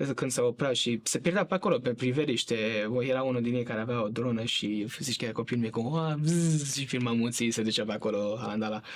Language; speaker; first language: Romanian; early bilingual, heritage; Romanian